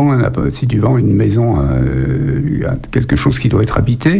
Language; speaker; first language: French; native; French